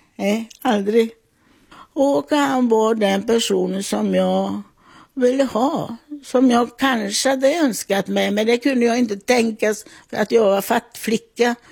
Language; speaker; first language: Swedish; non-native, fluent; Italian